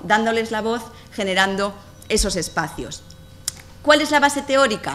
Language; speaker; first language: Spanish; native; Spanish